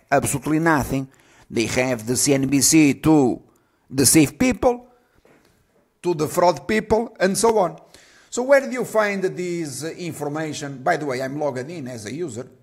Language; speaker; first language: English; non-native, fluent; Portuguese